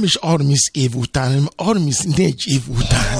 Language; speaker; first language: Hungarian; non-native, learner; Yoruba